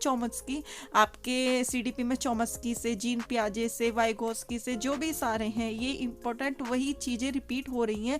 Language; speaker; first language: Hindi; native; Hindi